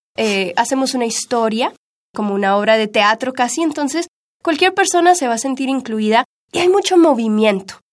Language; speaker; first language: Spanish; early bilingual, heritage; Spanish